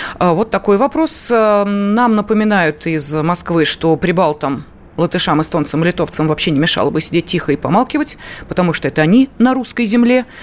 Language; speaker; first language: Russian; native; Russian